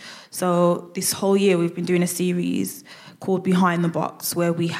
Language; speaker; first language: English; native; English